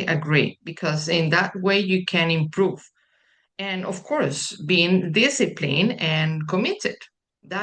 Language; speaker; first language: English; non-native, fluent; Spanish